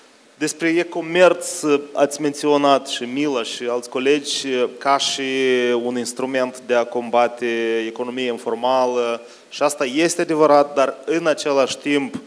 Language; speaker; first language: Romanian; native; Romanian